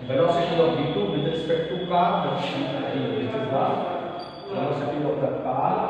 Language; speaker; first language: English; non-native, local second language; Hindi